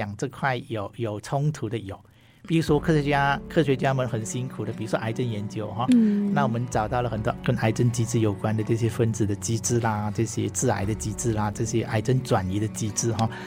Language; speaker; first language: Chinese; non-native, local second language; Hakka Chinese